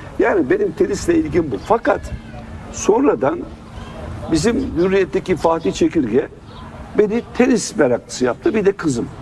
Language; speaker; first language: Turkish; native; Turkish